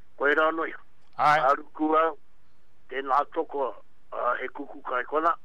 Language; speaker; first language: Māori; native; Māori